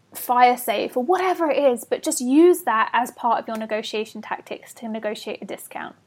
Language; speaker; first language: English; native; English